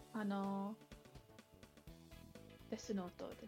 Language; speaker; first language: Japanese; non-native, learner; English